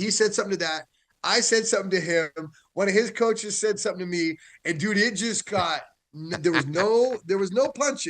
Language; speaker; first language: English; native; English